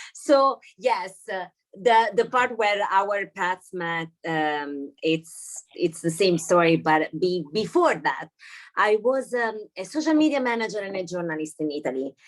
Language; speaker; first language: English; non-native, fluent; Italian